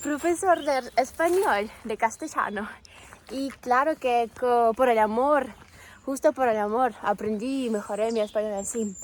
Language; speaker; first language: Spanish; non-native, fluent; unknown